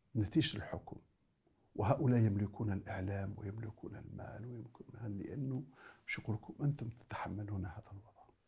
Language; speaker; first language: Arabic; native; Arabic